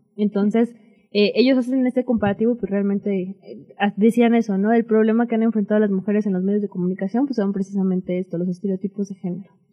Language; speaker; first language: Spanish; native; Spanish